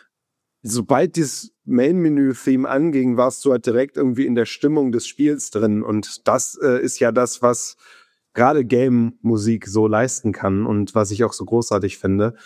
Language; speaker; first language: German; native; German